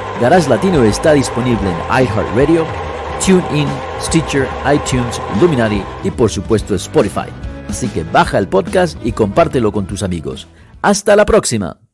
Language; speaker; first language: Spanish; native; Spanish